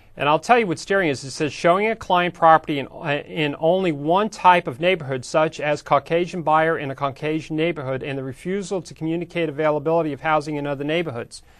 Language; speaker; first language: English; native; English